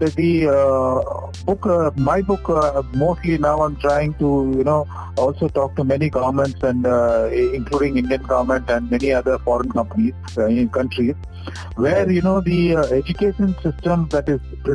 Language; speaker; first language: English; non-native, local second language; Telugu